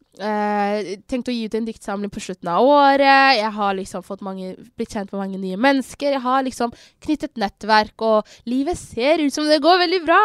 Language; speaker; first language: Norwegian; early bilingual, other home language; Somali